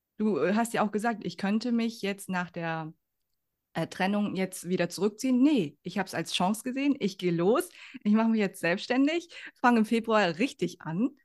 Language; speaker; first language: German; early bilingual, other home language; Vietnamese